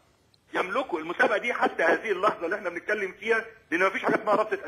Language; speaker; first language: Arabic; native; Arabic